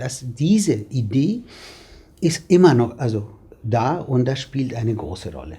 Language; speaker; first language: German; non-native, fluent; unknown